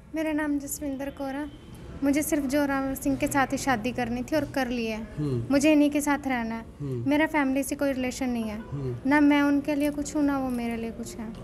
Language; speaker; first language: Hindi; native; Hindi